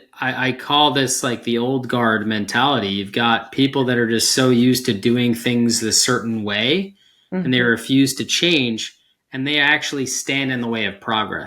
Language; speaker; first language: English; native; English